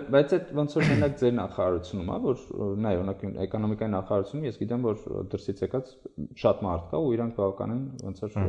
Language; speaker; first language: Armenian; native; Armenian